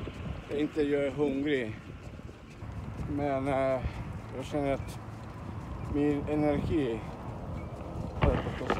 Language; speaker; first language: Swedish; non-native, learner; Spanish